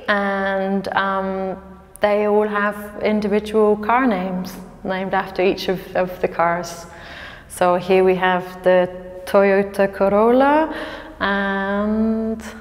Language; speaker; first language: English; native; English